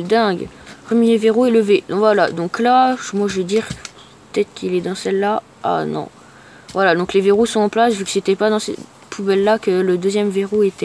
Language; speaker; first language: French; native; French